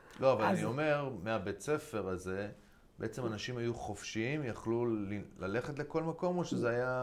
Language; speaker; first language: Hebrew; native; Hebrew